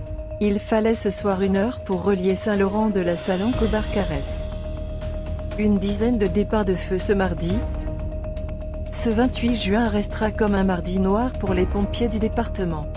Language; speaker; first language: French; native; French